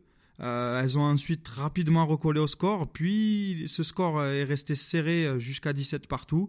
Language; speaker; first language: French; native; French